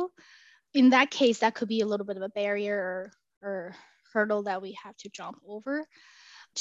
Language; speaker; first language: English; non-native, fluent; Chinese